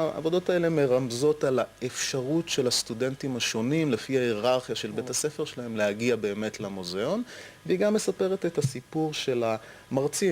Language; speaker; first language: Hebrew; native; Hebrew